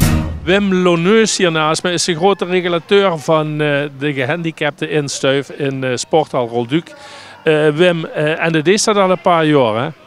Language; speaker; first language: Dutch; native; Dutch